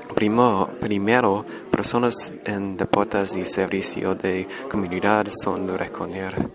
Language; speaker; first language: Spanish; non-native, learner; English